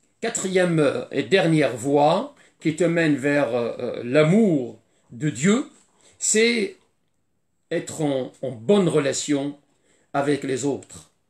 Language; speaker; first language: French; non-native, fluent; Arabic